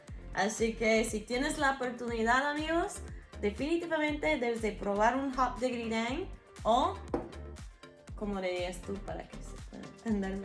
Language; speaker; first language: Spanish; non-native, fluent; English